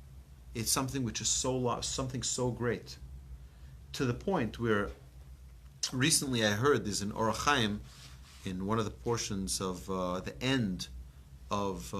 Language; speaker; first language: English; native; English